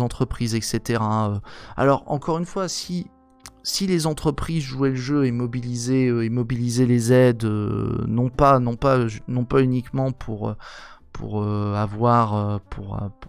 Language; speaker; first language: French; native; French